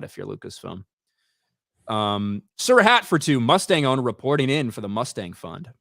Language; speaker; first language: English; native; English